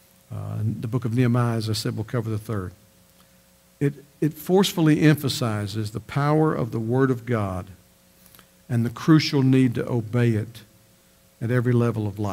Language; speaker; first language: English; native; English